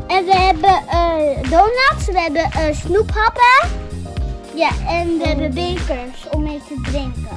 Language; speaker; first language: Dutch; early bilingual, other home language; Indonesian